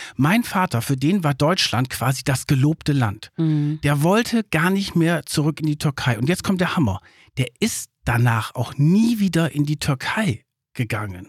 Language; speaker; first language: German; early bilingual, other home language; Turkish